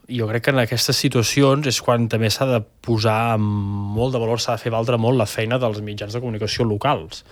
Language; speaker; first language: Catalan; native; Catalan